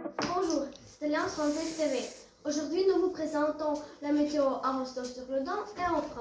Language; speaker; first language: French; non-native, learner; Russian